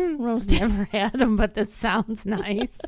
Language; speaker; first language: English; native; English